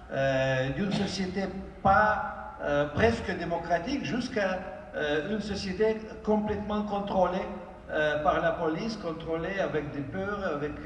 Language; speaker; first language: French; non-native, fluent; Ukrainian